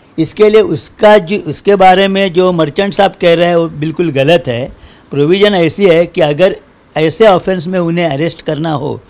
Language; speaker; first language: Hindi; non-native, local second language; Marathi